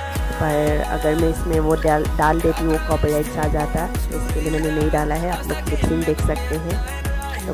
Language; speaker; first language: Hindi; native; Hindi